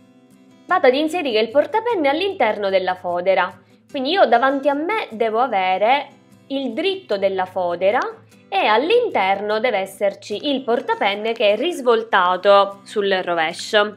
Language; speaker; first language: Italian; native; Italian